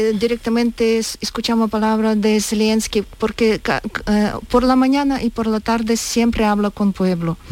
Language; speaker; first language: Spanish; non-native, learner; Ukrainian